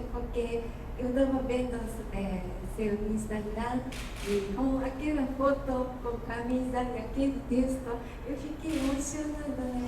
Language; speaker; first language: Portuguese; non-native, fluent; Japanese